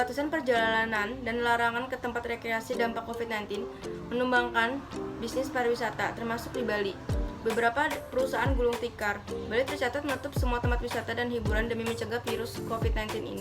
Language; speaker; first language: Indonesian; native; Indonesian